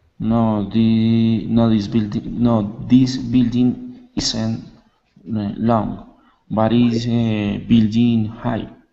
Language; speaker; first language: English; non-native, learner; Spanish